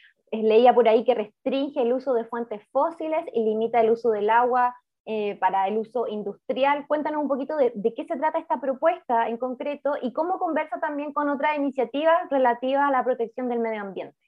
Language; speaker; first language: Spanish; native; Spanish